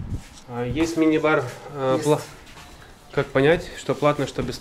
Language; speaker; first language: Russian; native; Russian